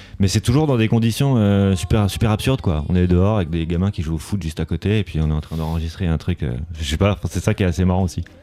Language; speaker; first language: French; native; French